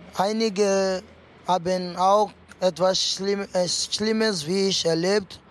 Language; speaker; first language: German; non-native, fluent; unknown